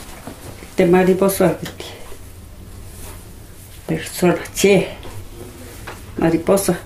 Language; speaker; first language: Spanish; non-native, local second language; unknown